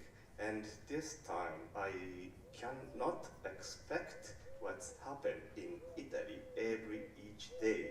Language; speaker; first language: English; non-native, learner; Japanese